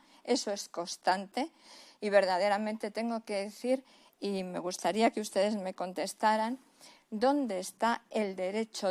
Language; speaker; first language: Spanish; native; Spanish